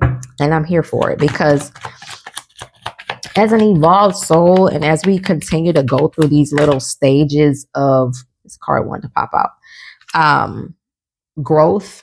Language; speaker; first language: English; native; English